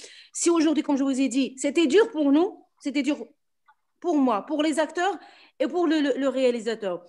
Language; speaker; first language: French; non-native, local second language; Arabic